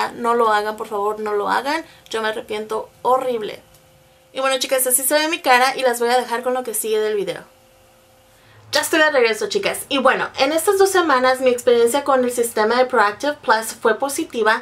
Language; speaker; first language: Spanish; native; Spanish